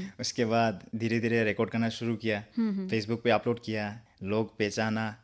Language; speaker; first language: Hindi; non-native, local second language; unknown